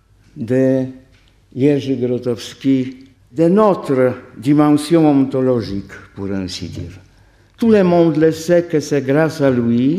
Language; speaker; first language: French; non-native, fluent; Polish